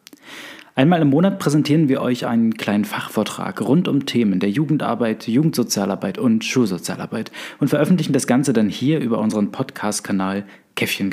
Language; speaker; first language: German; native; German